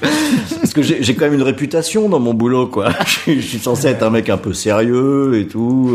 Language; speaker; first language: French; native; French